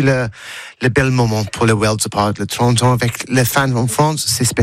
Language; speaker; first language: French; non-native, learner; English